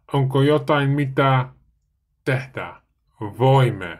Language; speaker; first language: Finnish; non-native, learner; Dutch